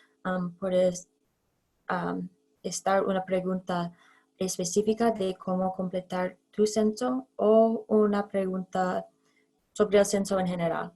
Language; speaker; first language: Spanish; non-native, fluent; English